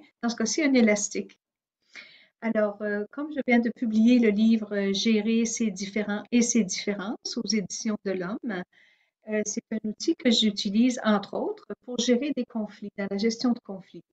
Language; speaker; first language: French; native; French